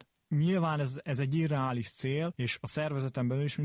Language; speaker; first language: Hungarian; native; Hungarian